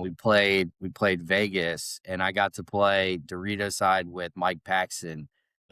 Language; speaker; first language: English; native; English